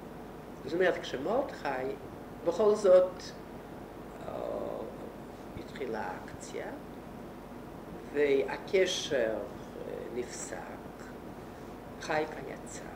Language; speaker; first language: Hebrew; non-native, fluent; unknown